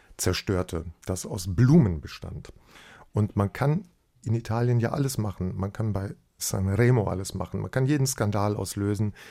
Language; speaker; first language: German; native; German